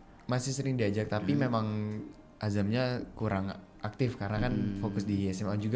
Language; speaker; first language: Indonesian; native; Indonesian